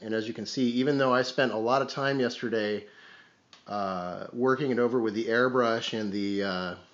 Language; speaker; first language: English; native; English